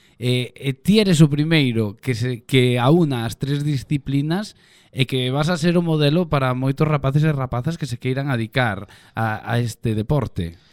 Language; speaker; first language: Galician; native; Galician